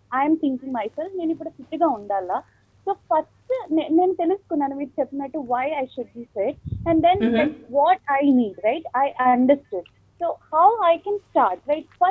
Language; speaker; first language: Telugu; non-native, local second language; Malayalam